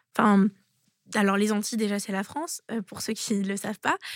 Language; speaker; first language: French; native; French